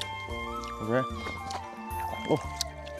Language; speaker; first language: Portuguese; non-native, learner; Vietnamese